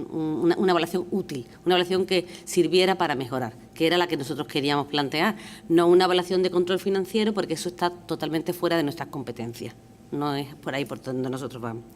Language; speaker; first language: Spanish; native; Spanish